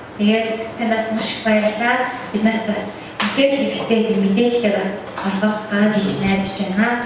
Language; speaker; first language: Mongolian; native; Mongolian